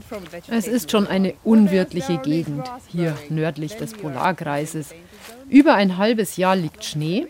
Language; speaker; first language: German; native; German